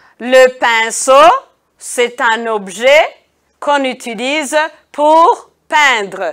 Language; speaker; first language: French; non-native, local second language; Kinyarwanda